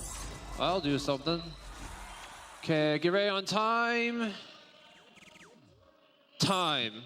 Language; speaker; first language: English; native; English